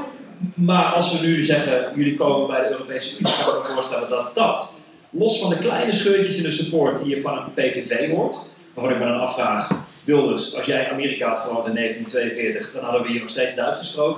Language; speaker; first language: Dutch; native; Dutch